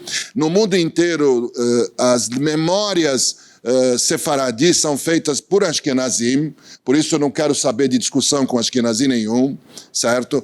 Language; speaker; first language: Portuguese; early bilingual, other home language; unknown